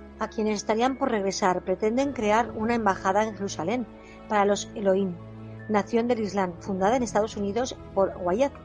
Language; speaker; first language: Spanish; native; Spanish